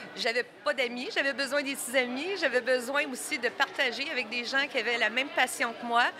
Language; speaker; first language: French; native; French